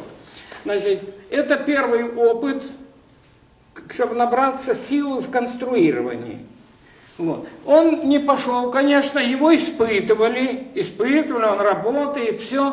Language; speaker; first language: Russian; native; Russian